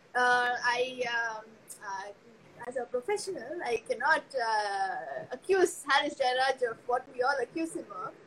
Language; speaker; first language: English; non-native, local second language; Tamil